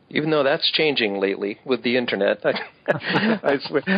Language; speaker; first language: English; native; English